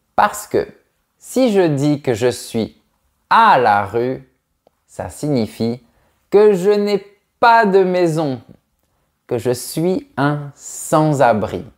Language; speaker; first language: French; native; French